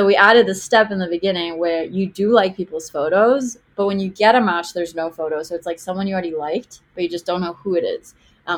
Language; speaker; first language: English; non-native, fluent; Hebrew